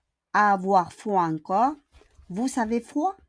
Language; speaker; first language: French; non-native, fluent; Filipino